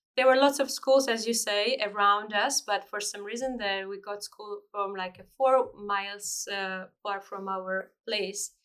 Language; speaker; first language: English; non-native, fluent; Georgian